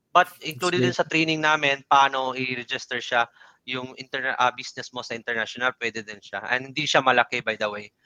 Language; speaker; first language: Filipino; non-native, local second language; Cebuano